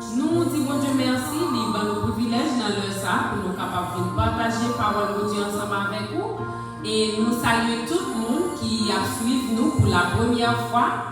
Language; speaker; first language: French; non-native, local second language; Haitian Creole